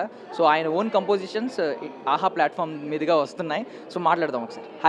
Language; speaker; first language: Telugu; native; Telugu